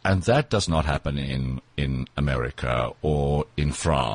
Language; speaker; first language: English; non-native, local second language; Afrikaans